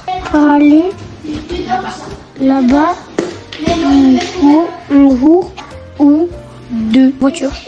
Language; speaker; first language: French; non-native, learner; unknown